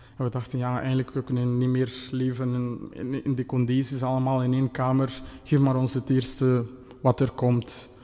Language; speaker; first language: Dutch; non-native, fluent; Kinyarwanda